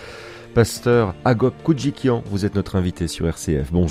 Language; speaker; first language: French; native; French